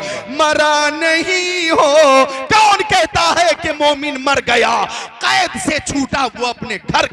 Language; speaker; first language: Hindi; native; Hindi